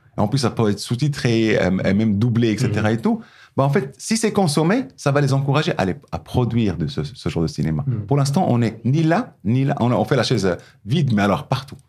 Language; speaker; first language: French; non-native, local second language; Arabic